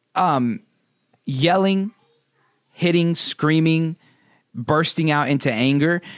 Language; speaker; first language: English; native; English